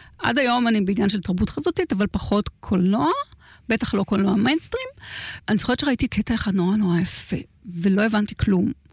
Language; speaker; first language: Hebrew; native; Hebrew